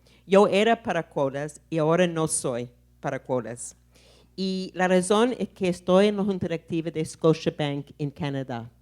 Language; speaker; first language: Spanish; non-native, fluent; English